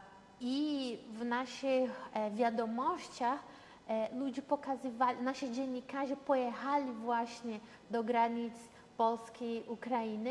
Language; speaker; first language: Polish; early bilingual, heritage; Portuguese